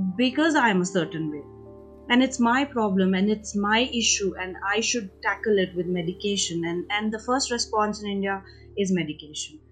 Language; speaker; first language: English; non-native, local second language; Hindi